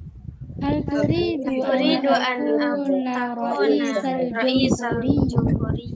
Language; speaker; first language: Arabic; non-native, learner; Indonesian